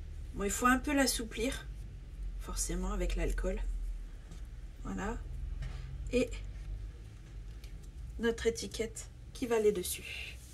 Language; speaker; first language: French; native; French